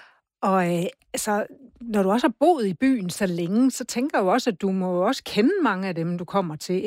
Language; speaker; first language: Danish; native; Danish